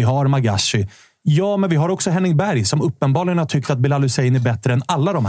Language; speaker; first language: Swedish; native; Swedish